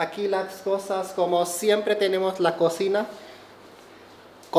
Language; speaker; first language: Spanish; non-native, learner; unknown